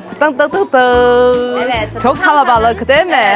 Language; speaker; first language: Turkish; non-native, learner; Chinese